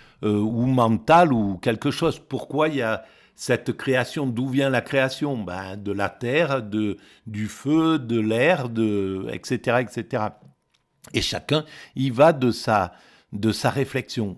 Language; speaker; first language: French; native; French